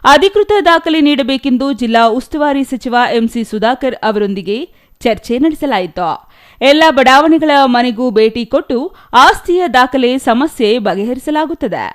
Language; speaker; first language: Kannada; native; Kannada